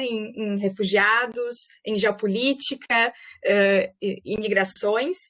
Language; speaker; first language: Portuguese; native; Portuguese